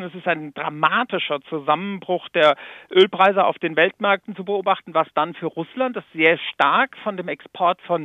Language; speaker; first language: German; native; German